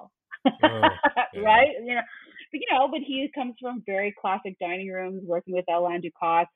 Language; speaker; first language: English; native; English